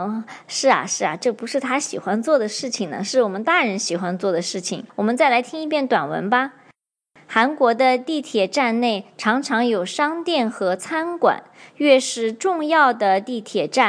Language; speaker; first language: Chinese; native; Chinese